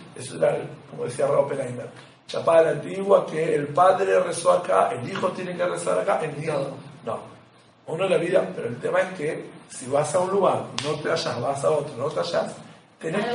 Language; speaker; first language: Spanish; native; Spanish